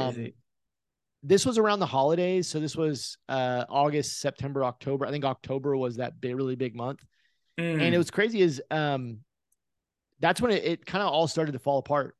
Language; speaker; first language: English; native; English